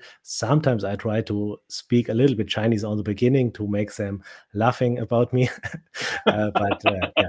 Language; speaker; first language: English; non-native, fluent; German